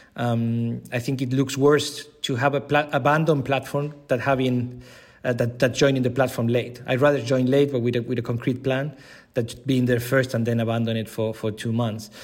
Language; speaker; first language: English; non-native, fluent; Spanish